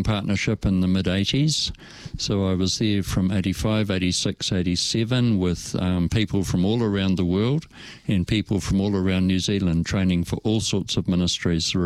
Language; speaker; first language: English; native; English